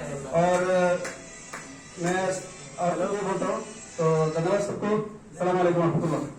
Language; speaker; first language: Hindi; non-native, learner; Bangla